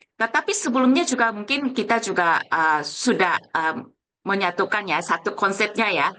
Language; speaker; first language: Indonesian; non-native, fluent; Korean